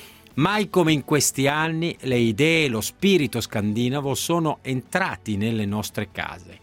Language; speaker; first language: Italian; native; Italian